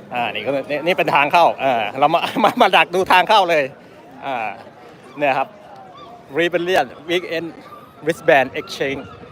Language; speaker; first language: Thai; native; Thai